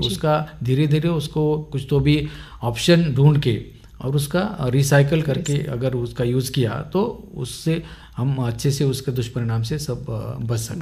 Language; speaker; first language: Hindi; non-native, local second language; Marathi